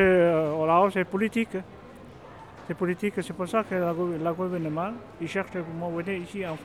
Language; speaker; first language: French; non-native, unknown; Hmong